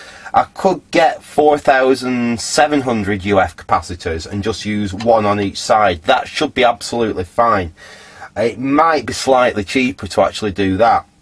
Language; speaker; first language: English; native; English